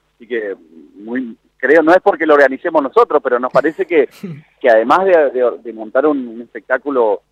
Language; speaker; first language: Spanish; native; Spanish